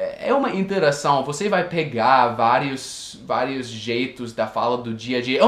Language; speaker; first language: Portuguese; non-native, fluent; English